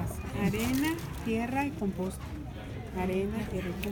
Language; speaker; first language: Spanish; native; Spanish